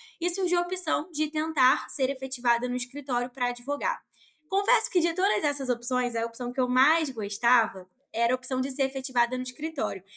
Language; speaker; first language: Portuguese; native; Portuguese